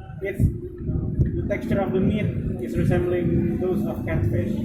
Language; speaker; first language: English; non-native, learner; Indonesian